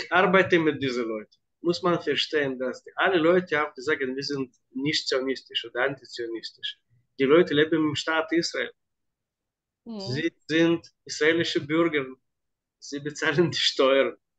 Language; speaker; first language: German; non-native, fluent; Hebrew